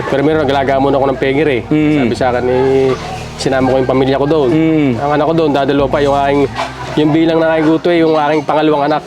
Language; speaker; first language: Filipino; native; Filipino